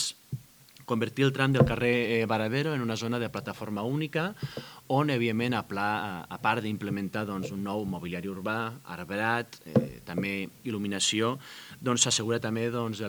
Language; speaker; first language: Catalan; native; Catalan